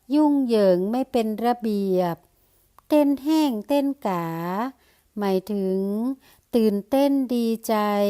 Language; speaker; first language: Thai; native; Thai